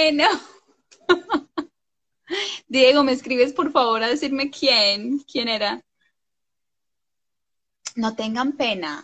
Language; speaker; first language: Spanish; non-native, fluent; English